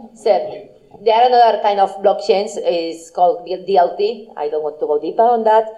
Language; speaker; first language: English; non-native, fluent; Spanish